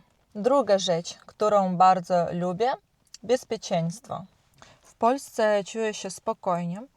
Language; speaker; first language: Polish; non-native, learner; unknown